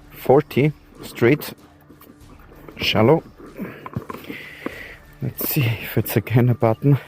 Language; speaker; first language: English; non-native, learner; German